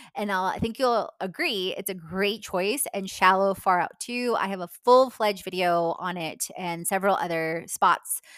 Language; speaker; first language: English; non-native, fluent; Polish